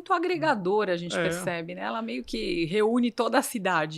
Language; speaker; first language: Portuguese; native; Portuguese